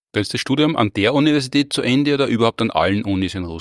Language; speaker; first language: German; native; German